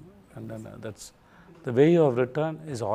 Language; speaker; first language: Telugu; non-native, learner; Tamil